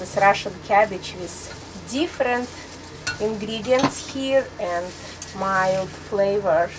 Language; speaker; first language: English; non-native, learner; Russian